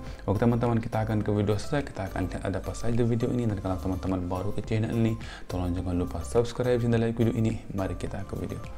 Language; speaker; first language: Indonesian; non-native, fluent; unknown